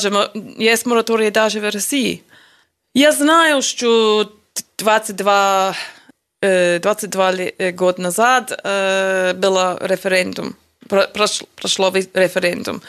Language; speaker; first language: Russian; non-native, learner; English